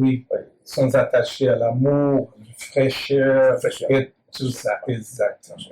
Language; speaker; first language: French; non-native, learner; Portuguese